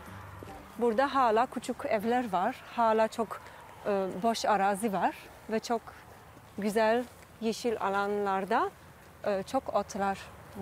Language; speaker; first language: Turkish; non-native, fluent; Polish